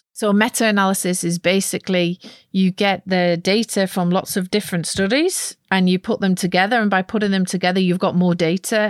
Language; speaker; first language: English; native; English